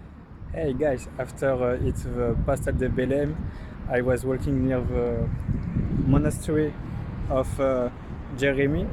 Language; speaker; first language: English; non-native, learner; French